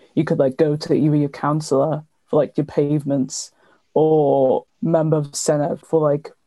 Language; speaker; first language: English; native; English